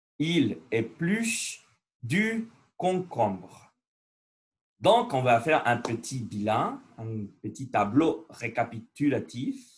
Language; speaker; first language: French; non-native, learner; Spanish